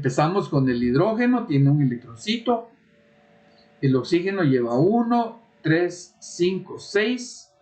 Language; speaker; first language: Spanish; native; Spanish